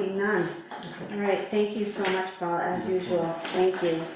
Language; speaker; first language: English; native; English